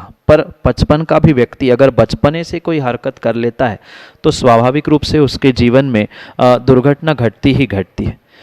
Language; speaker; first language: Hindi; native; Hindi